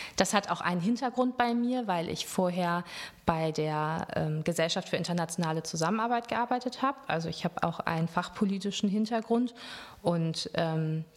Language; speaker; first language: German; native; German